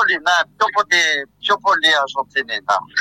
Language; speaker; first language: Greek; non-native, fluent; French